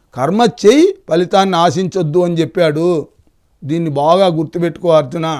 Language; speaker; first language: Telugu; native; Telugu